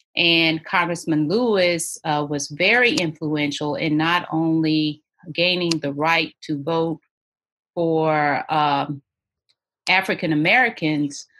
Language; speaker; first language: English; native; English